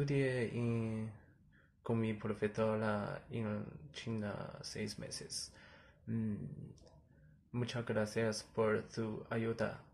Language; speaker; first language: Spanish; non-native, learner; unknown